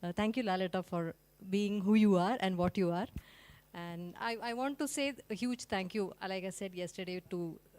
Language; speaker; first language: English; non-native, local second language; Malayalam